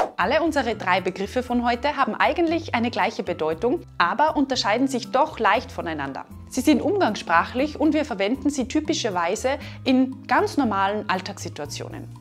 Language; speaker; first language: German; native; German